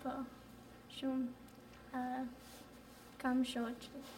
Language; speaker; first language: Albanian; early bilingual, heritage; Albanian